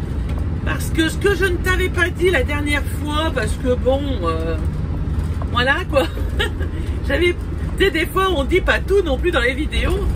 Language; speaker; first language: French; native; French